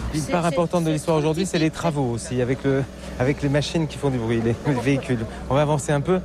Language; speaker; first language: French; native; French